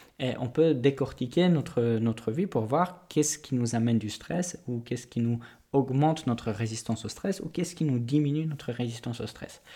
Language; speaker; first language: French; non-native, fluent; Polish